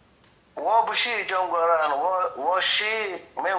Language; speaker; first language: Chinese; non-native, learner; Amharic